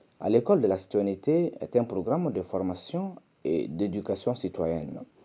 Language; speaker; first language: French; non-native, local second language; Bambara